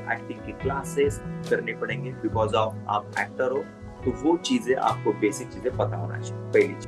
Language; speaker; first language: Hindi; non-native, local second language; Marathi